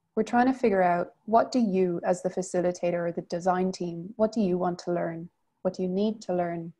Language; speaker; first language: English; native; English